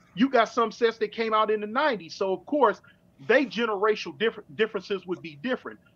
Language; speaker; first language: English; native; English